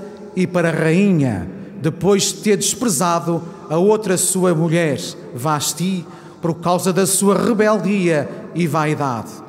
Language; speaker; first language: Portuguese; native; Portuguese